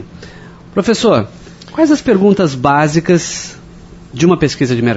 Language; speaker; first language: Portuguese; native; Portuguese